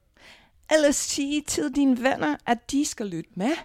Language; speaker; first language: Danish; non-native, fluent; English